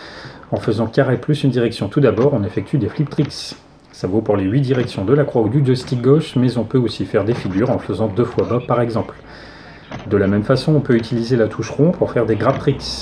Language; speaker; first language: French; native; French